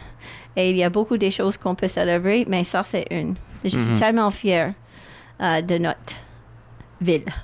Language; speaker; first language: French; non-native, local second language; English